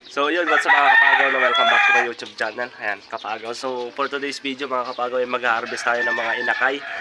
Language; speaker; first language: Filipino; non-native, local second language; Iloko